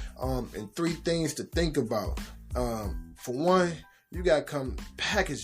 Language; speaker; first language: English; native; English